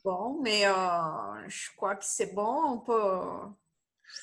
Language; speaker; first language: French; non-native, fluent; Portuguese